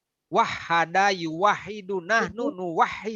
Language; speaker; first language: Arabic; non-native, fluent; Indonesian